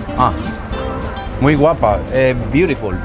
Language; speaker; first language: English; non-native, learner; Spanish